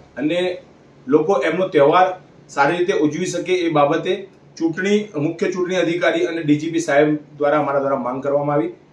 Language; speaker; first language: Gujarati; native; Gujarati